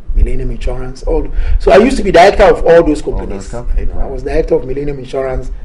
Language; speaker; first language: English; non-native, local second language; Akan